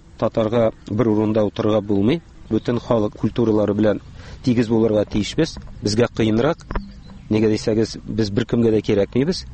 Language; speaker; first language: Tatar; early bilingual, heritage; Tatar